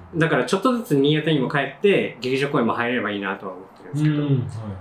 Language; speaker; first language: Japanese; native; Japanese